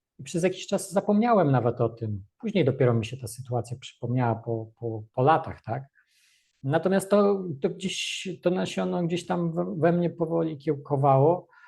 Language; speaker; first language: Polish; early bilingual, other home language; Russian